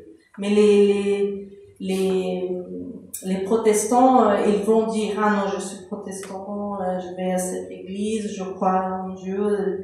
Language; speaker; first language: French; non-native, fluent; Portuguese